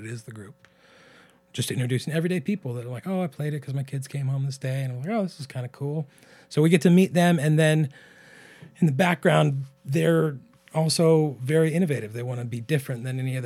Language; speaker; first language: English; native; English